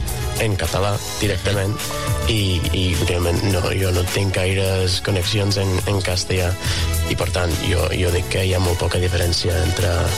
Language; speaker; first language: Catalan; non-native, fluent; English